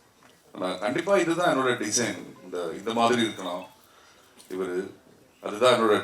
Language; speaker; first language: Tamil; non-native, learner; Malayalam